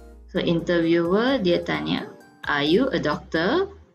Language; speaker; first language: English; non-native, local second language; Malay